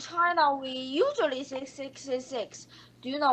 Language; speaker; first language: English; non-native, learner; Chinese